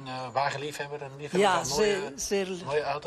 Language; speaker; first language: Dutch; native; Dutch